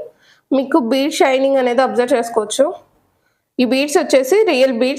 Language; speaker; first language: Telugu; native; Telugu